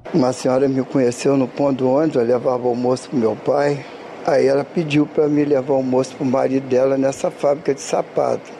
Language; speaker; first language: Portuguese; native; Portuguese